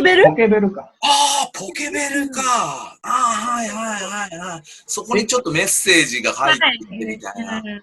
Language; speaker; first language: Japanese; native; Japanese